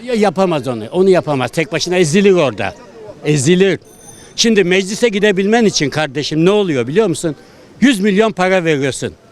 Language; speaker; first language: Turkish; native; Turkish